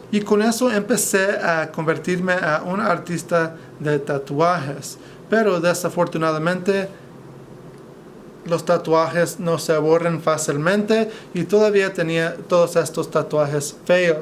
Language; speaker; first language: Spanish; non-native, fluent; English